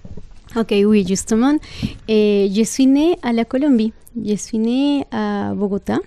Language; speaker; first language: French; non-native, fluent; Spanish